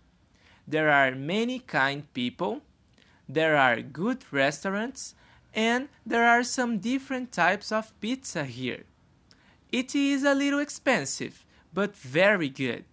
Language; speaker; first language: English; non-native, learner; Portuguese